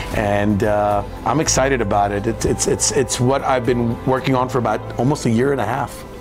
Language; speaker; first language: English; native; English